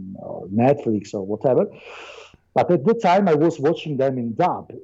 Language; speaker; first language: English; non-native, fluent; Italian